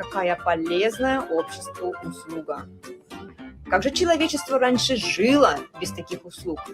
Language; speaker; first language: Russian; native; Russian